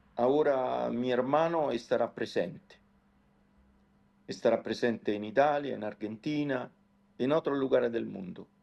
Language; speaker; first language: Spanish; non-native, fluent; Italian